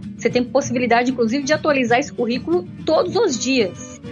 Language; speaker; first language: Portuguese; native; Portuguese